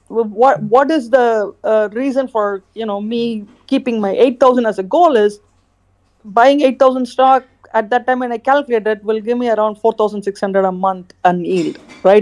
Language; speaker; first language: English; non-native, fluent; Khmer